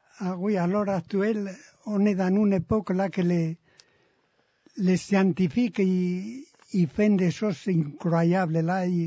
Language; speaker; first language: French; non-native, fluent; Spanish